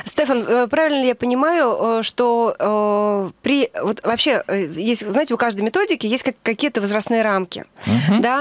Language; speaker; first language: Russian; native; Russian